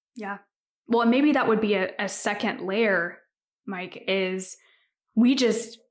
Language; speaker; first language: English; native; English